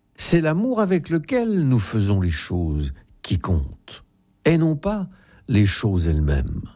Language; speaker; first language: French; native; French